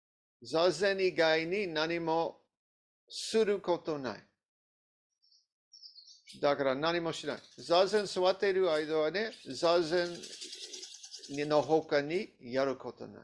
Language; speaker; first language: Japanese; non-native, learner; English